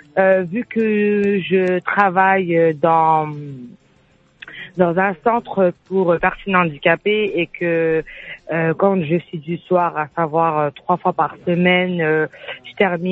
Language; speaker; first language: French; native; French